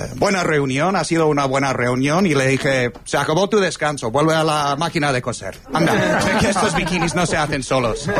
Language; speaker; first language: Spanish; non-native, fluent; English